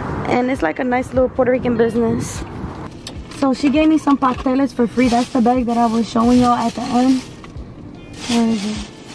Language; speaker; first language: English; native; English